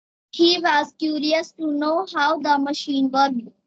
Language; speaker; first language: English; non-native, learner; Hindi